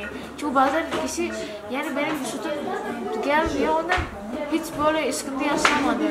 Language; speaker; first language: Turkish; non-native, learner; Indonesian